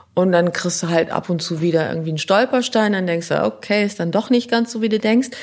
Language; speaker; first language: German; non-native, local second language; French